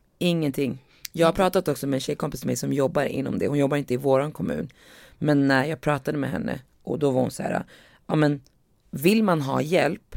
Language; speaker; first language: Swedish; native; Swedish